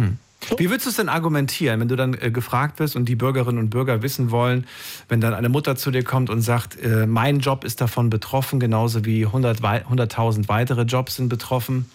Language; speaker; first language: German; native; German